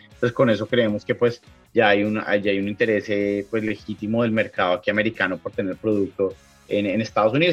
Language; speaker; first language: Spanish; native; Spanish